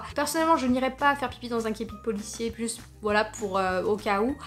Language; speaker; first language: French; native; French